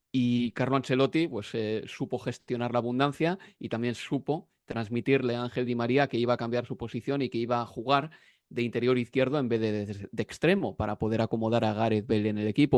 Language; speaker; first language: Spanish; native; Spanish